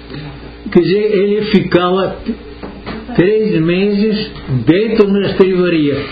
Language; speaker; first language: Portuguese; non-native, local second language; Italian